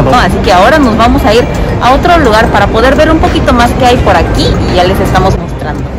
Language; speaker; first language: Spanish; non-native, fluent; Korean